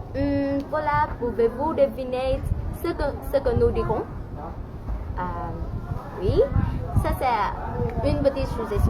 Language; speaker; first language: French; non-native, learner; Vietnamese